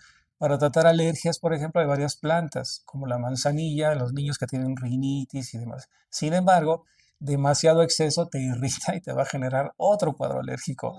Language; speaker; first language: Spanish; native; Spanish